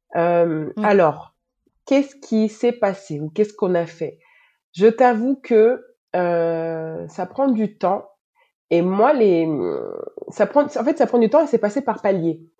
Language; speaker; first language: French; native; French